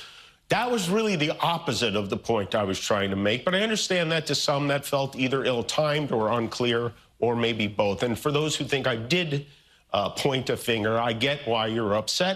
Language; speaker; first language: English; native; English